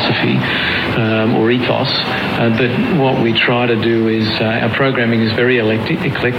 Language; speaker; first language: English; native; English